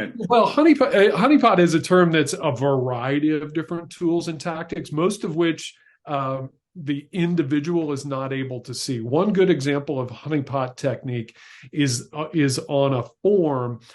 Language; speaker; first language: English; native; English